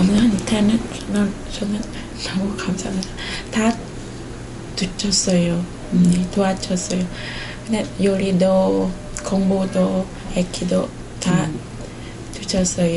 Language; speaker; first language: Korean; non-native, learner; Thai